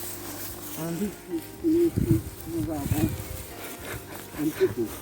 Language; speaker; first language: French; non-native, learner; Portuguese